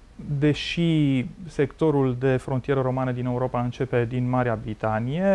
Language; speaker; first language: Romanian; native; Romanian